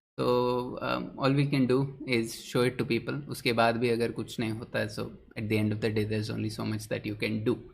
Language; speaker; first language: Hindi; non-native, local second language; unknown